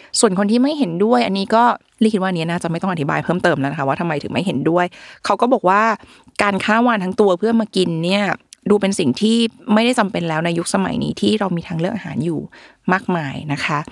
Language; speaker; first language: Thai; native; Thai